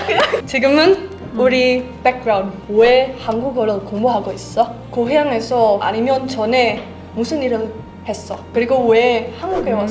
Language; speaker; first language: Korean; non-native, learner; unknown